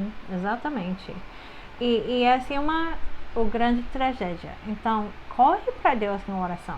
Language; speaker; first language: Portuguese; non-native, fluent; English